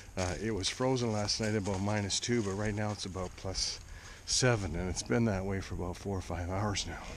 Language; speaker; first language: English; native; English